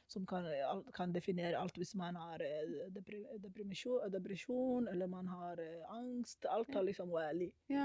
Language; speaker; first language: Norwegian; non-native, fluent; Somali